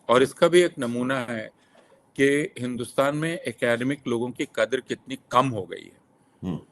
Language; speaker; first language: Hindi; native; Hindi